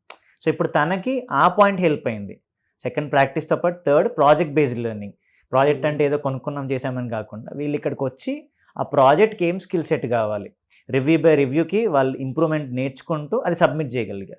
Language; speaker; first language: Telugu; native; Telugu